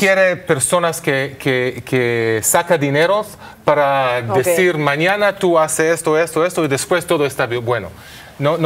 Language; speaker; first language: Spanish; non-native, learner; Hebrew